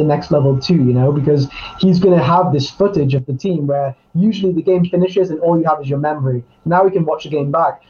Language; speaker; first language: English; native; English